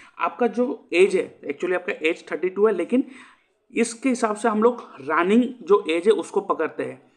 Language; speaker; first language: Hindi; non-native, local second language; Assamese